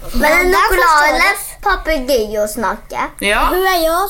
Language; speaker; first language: Norwegian; early bilingual, other home language; Polish